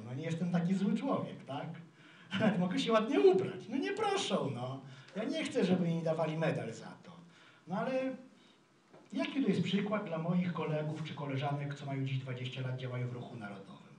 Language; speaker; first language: Polish; native; Polish